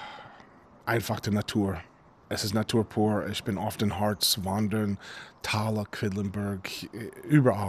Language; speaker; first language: German; non-native, fluent; English